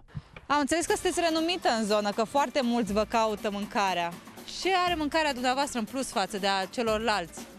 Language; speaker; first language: Romanian; native; Romanian